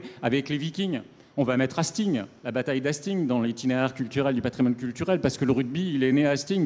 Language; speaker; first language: French; native; French